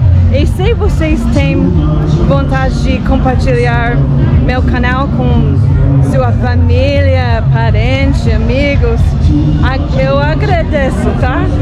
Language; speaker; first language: Portuguese; non-native, fluent; English